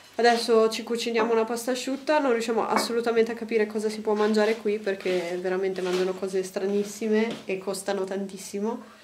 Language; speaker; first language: Italian; native; Italian